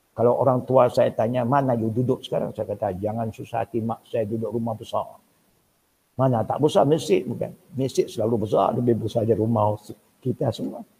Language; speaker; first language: Malay; non-native, local second language; Min Nan Chinese